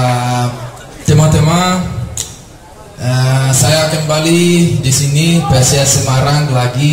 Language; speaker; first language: Indonesian; non-native, learner; Portuguese